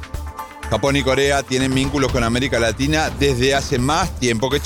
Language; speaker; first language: Spanish; native; Spanish